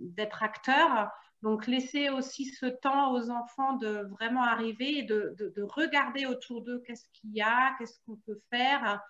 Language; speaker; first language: French; non-native, fluent; German